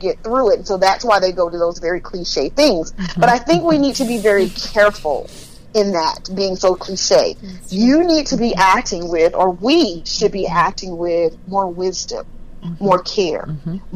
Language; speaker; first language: English; native; English